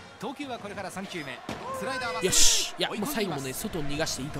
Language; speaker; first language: Japanese; native; Japanese